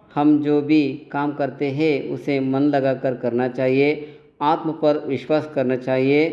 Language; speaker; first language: Hindi; non-native, local second language; Kannada